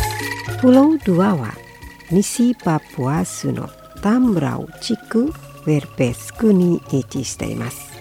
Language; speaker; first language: Japanese; non-native, fluent; Indonesian